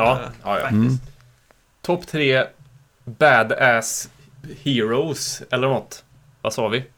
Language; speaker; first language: Swedish; native; Swedish